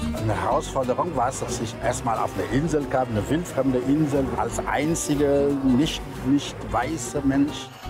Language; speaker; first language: German; non-native, fluent; Wolof